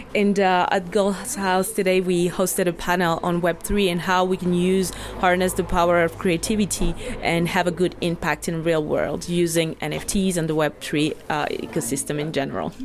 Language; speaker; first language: English; non-native, fluent; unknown